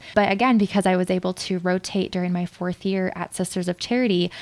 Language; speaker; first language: English; native; English